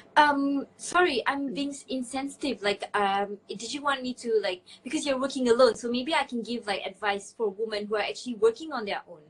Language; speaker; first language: English; non-native, local second language; Malay